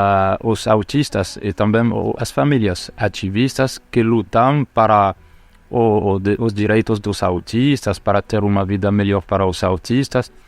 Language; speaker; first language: Portuguese; non-native, fluent; French